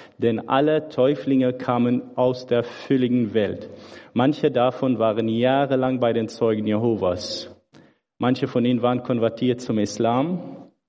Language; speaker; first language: German; early bilingual, other home language; Turoyo